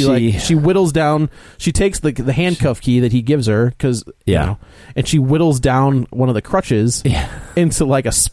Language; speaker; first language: English; native; English